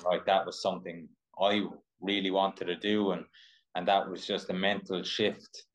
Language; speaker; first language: English; native; English